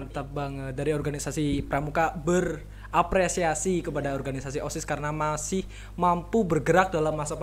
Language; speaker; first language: Indonesian; native; Indonesian